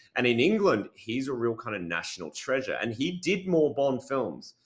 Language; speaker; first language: English; native; English